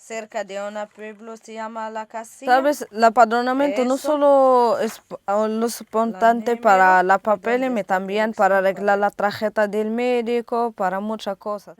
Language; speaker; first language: Spanish; non-native, learner; Arabic